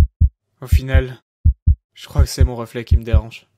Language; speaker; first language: French; native; French